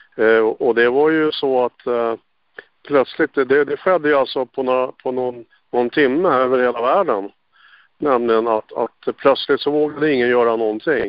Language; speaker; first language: Swedish; native; Swedish